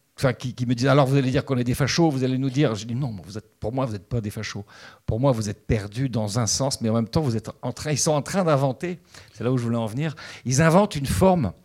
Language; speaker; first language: French; native; French